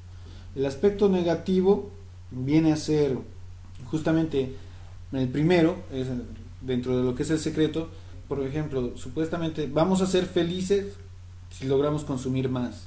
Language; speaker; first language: Spanish; native; Spanish